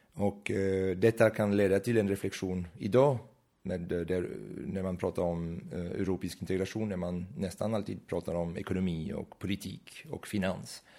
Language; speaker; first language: Swedish; non-native, fluent; French